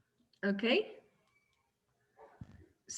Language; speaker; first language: English; non-native, fluent; Spanish